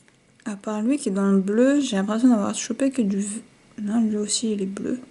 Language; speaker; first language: French; native; French